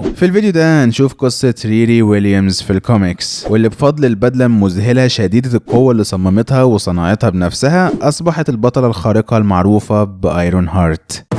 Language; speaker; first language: Arabic; native; Arabic